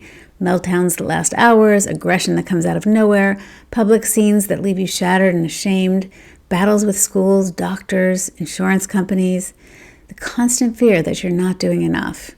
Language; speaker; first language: English; native; English